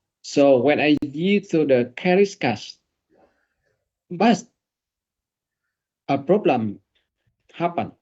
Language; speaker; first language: English; non-native, learner; Vietnamese